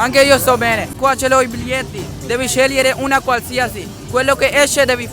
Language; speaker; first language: Italian; non-native, learner; Urdu